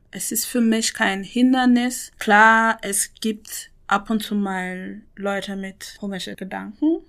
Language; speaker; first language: German; non-native, fluent; French